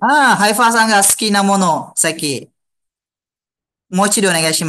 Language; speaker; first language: Japanese; non-native, fluent; Malay